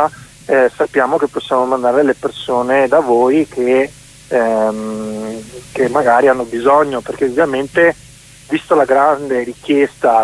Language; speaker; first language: Italian; native; Italian